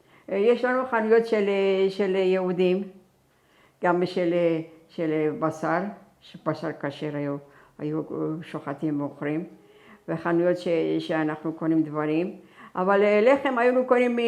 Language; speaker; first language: Hebrew; non-native, fluent; Persian